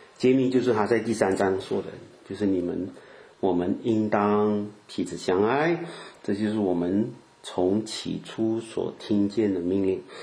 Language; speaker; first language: Chinese; native; Chinese